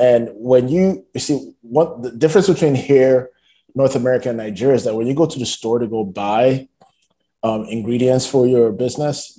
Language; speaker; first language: English; non-native, local second language; Yoruba